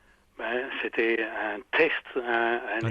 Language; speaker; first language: French; non-native, fluent; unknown